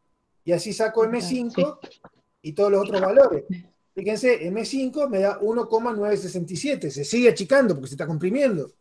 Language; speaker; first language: Spanish; native; Spanish